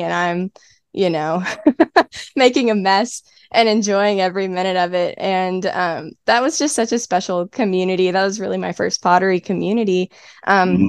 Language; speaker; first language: English; native; English